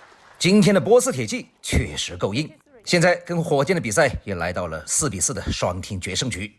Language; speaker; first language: Chinese; native; Chinese